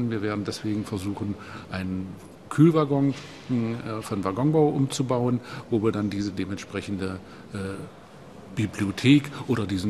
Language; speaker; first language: German; native; German